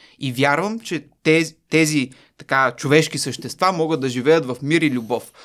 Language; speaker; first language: Bulgarian; native; Bulgarian